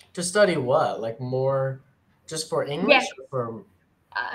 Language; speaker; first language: English; native; English